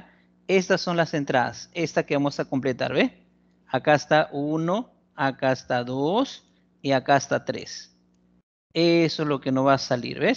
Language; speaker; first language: Spanish; native; Spanish